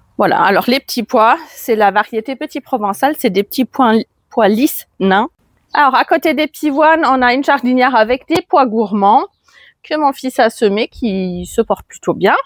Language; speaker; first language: French; non-native, fluent; German